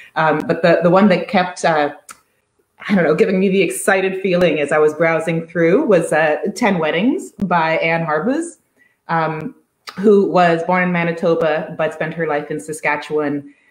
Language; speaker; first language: English; native; English